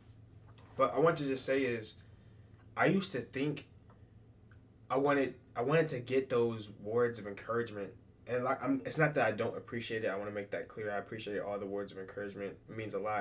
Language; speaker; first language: English; native; English